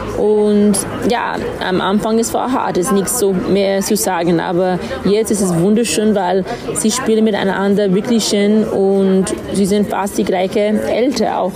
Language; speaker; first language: German; non-native, learner; English